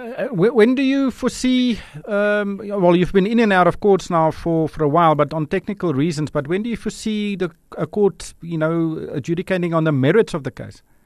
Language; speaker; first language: English; non-native, local second language; Afrikaans